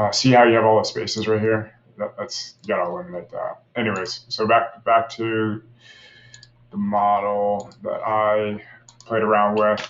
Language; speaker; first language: English; native; English